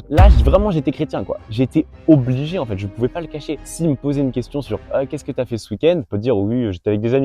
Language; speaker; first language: French; native; French